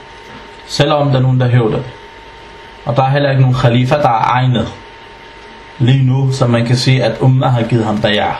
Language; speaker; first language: Danish; early bilingual, other home language; Arabic